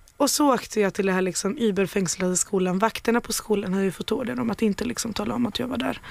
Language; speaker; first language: Swedish; early bilingual, other home language; Spanish